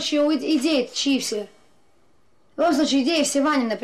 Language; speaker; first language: Russian; native; Russian